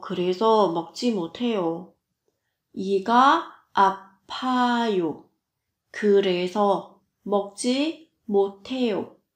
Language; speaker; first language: Korean; non-native, fluent; Vietnamese